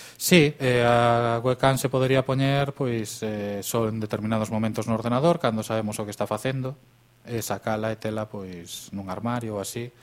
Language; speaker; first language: Galician; native; Galician